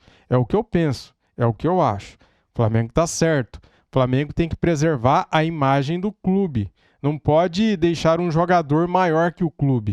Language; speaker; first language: Portuguese; native; Portuguese